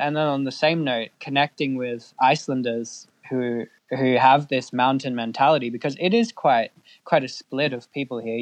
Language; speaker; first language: English; native; English